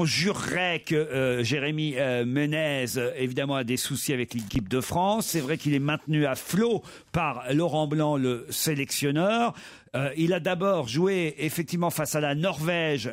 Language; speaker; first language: French; native; French